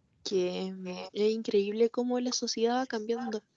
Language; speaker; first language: Spanish; native; Spanish